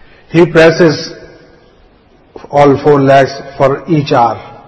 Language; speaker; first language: English; non-native, local second language; Urdu